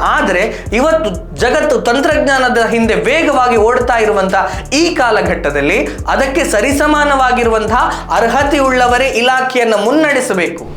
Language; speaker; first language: Kannada; native; Kannada